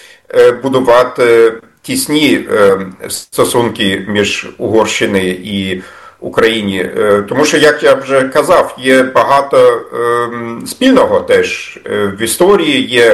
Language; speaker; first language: Ukrainian; non-native, fluent; German